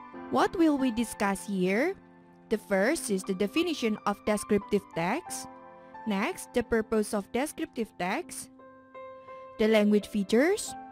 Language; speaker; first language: English; non-native, fluent; Indonesian